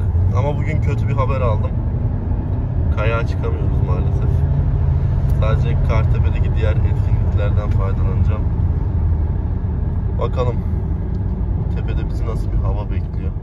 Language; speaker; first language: Turkish; native; Turkish